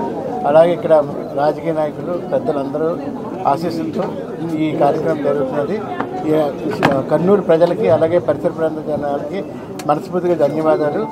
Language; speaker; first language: Telugu; native; Telugu